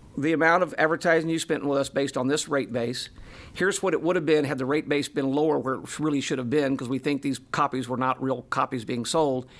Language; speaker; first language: English; native; English